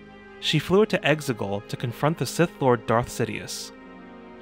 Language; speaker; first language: English; native; English